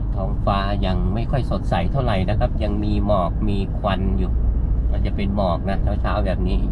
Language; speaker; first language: Thai; native; Thai